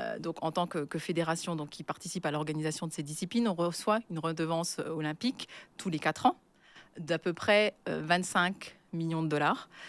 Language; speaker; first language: French; native; French